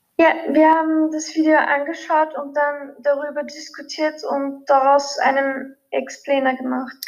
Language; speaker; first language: German; early bilingual, other home language; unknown